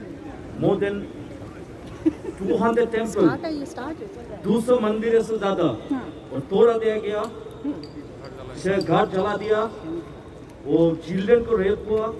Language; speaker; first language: Hindi; non-native, learner; Bangla